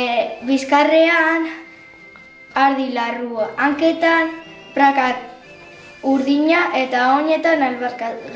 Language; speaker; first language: Basque; non-native, local second language; Spanish